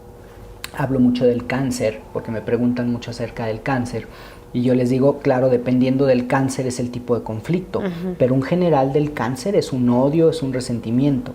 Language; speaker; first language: Spanish; native; Spanish